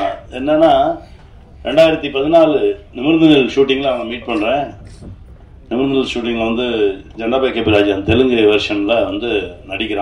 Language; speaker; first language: Tamil; native; Tamil